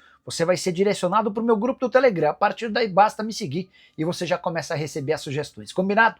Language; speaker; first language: Portuguese; native; Portuguese